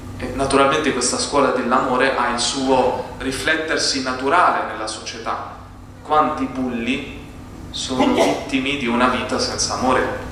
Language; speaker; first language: Italian; non-native, fluent; Arabic